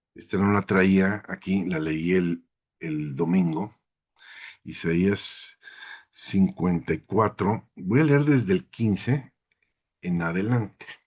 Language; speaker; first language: Spanish; native; Spanish